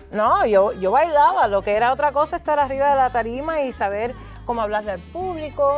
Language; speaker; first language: Spanish; early bilingual, heritage; Spanish